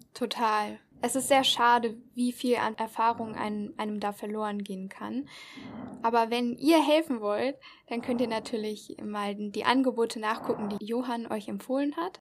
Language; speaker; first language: German; native; German